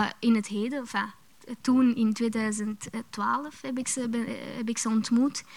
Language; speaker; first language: Dutch; early bilingual, other home language; Romanian